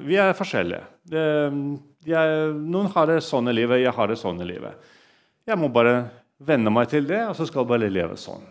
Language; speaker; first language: Norwegian; non-native, fluent; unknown